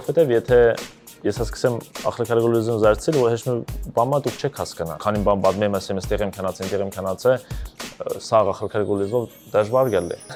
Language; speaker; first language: Armenian; early bilingual, heritage; Russian